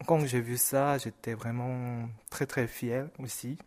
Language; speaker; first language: French; non-native, fluent; Korean